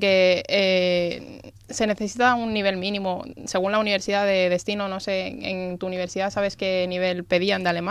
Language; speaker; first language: Spanish; native; Spanish